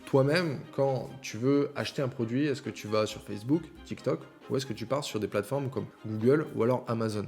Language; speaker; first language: French; native; French